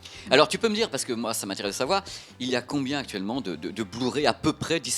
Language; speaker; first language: French; native; French